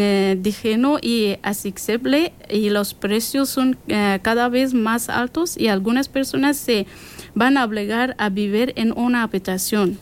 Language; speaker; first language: Spanish; non-native, learner; Persian